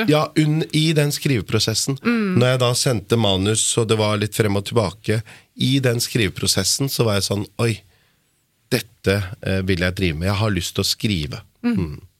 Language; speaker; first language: Norwegian; early bilingual, other home language; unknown